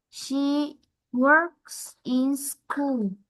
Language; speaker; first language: English; non-native, learner; Vietnamese